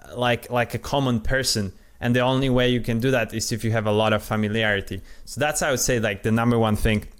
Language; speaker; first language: English; non-native, fluent; Polish